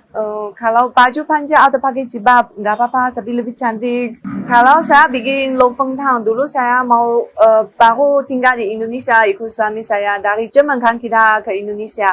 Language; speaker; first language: Indonesian; non-native, learner; Chinese